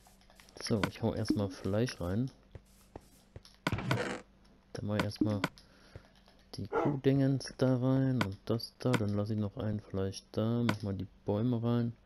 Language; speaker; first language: German; native; German